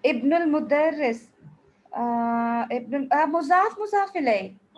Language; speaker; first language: Arabic; non-native, learner; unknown